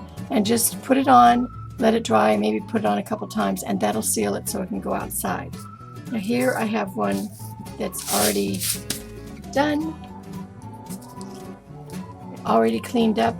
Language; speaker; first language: English; native; English